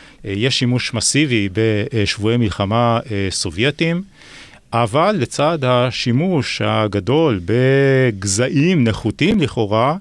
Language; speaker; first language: Hebrew; native; Hebrew